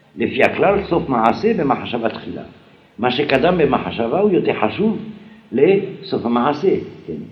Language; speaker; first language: Hebrew; non-native, fluent; French